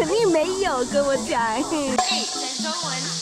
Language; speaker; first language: Chinese; early bilingual, heritage; English